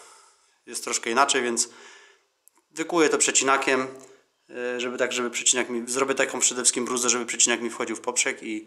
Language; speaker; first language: Polish; native; Polish